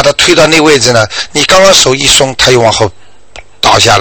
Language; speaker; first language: Chinese; native; Chinese